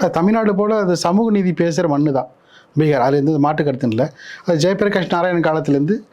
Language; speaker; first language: Tamil; native; Tamil